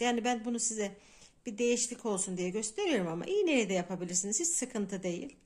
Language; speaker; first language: Turkish; native; Turkish